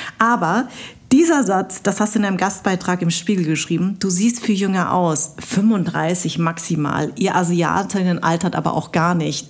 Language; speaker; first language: German; early bilingual, other home language; Vietnamese